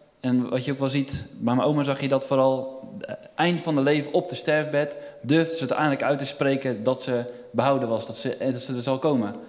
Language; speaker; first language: Dutch; native; Dutch